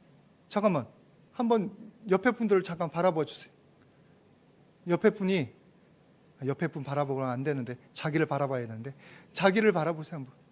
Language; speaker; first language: Korean; native; Korean